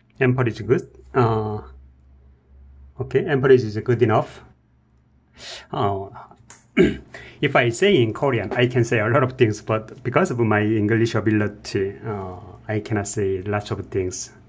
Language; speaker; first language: English; non-native, learner; Korean